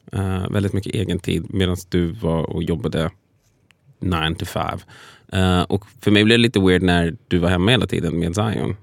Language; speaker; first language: Swedish; native; Swedish